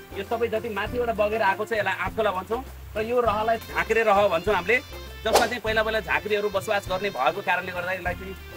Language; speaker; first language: Nepali; non-native, local second language; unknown